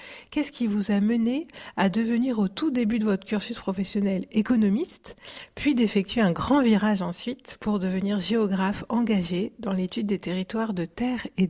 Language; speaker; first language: French; native; French